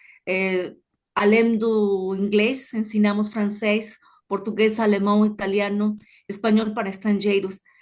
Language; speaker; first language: Portuguese; non-native, fluent; Spanish